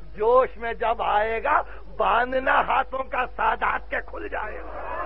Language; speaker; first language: Urdu; native; Urdu